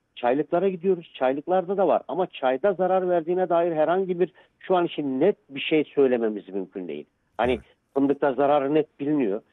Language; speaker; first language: Turkish; native; Turkish